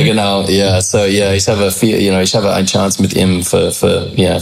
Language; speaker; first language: German; non-native, learner; English